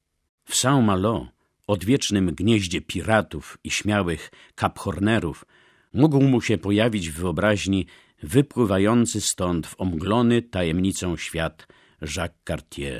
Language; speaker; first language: Polish; native; Polish